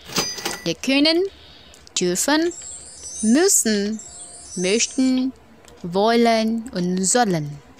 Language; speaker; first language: German; non-native, fluent; Indonesian